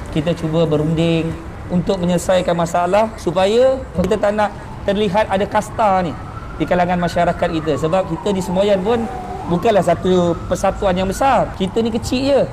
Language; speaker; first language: Malay; native; Malay